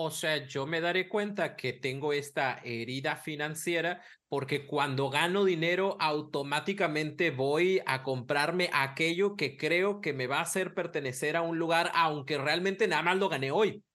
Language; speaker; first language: Spanish; native; Spanish